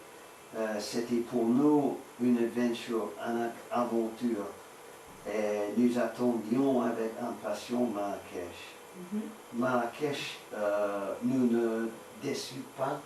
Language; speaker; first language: French; non-native, learner; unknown